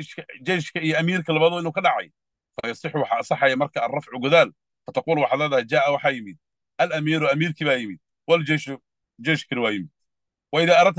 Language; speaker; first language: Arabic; non-native, local second language; Somali